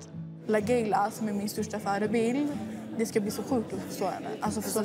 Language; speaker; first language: Swedish; native; Swedish